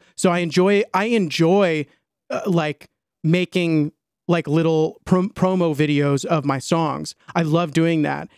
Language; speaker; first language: English; native; English